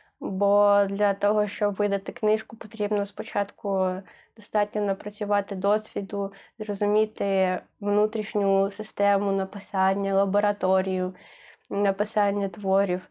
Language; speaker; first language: Ukrainian; native; Ukrainian